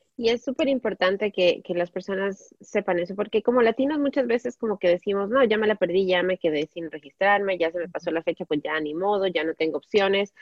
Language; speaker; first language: Spanish; native; Spanish